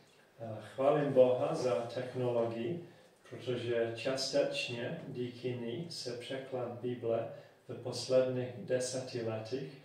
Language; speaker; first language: Czech; non-native, fluent; English